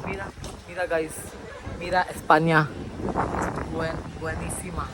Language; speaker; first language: Spanish; non-native, learner; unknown